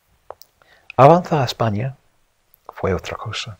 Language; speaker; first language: Spanish; non-native, fluent; English